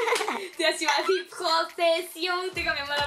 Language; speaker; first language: French; non-native, learner; Spanish